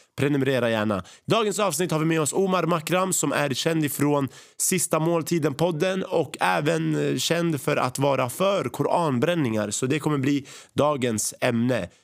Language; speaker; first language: Swedish; early bilingual, other home language; Arabic